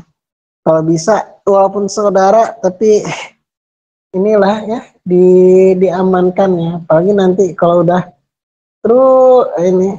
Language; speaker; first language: Indonesian; native; Indonesian